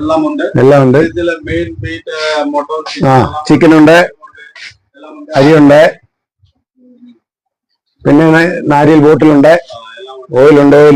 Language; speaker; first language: Malayalam; non-native, learner; Assamese